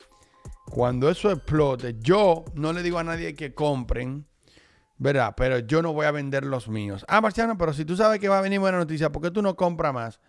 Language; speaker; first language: Spanish; native; Spanish